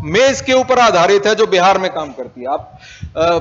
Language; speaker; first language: Hindi; native; Hindi